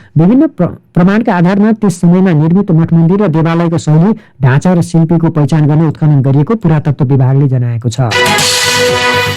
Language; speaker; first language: Nepali; native; Nepali